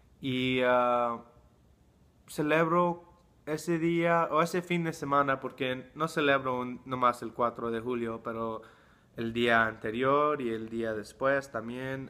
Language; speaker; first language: Spanish; early bilingual, heritage; English